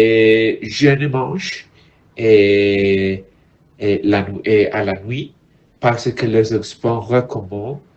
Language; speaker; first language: French; non-native, learner; Spanish